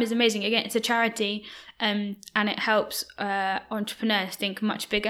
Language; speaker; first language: English; native; English